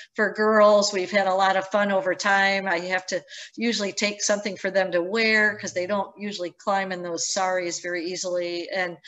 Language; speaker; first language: English; native; English